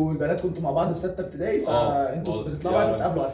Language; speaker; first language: Arabic; native; Arabic